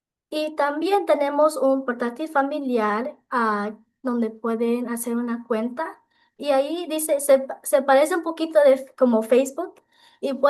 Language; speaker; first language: Spanish; non-native, local second language; English